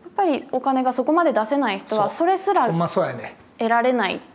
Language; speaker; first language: Japanese; native; Japanese